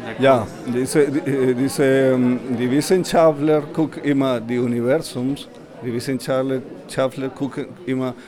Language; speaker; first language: German; non-native, learner; Spanish